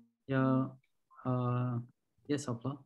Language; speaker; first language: English; non-native, fluent; Turkish